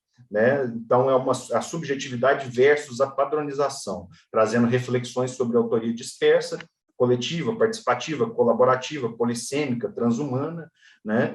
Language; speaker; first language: Portuguese; native; Portuguese